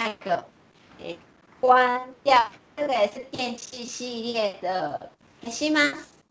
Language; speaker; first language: Chinese; non-native, fluent; Japanese